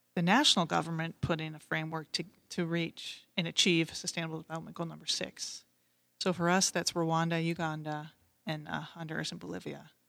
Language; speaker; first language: English; native; English